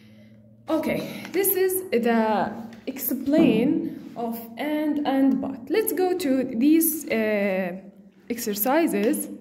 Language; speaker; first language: English; non-native, fluent; Arabic